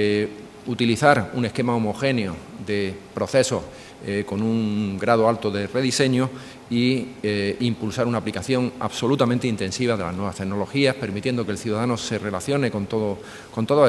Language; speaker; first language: Spanish; native; Spanish